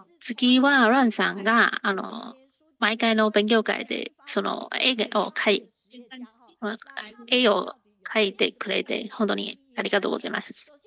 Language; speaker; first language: Japanese; non-native, learner; Chinese